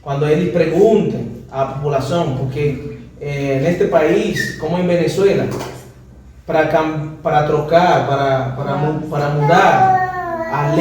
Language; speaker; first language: Portuguese; non-native, fluent; Spanish